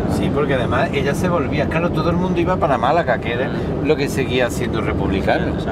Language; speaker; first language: Spanish; native; Spanish